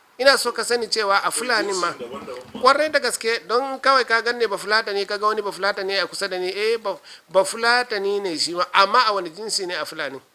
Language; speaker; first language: Hausa; non-native, local second language; Fula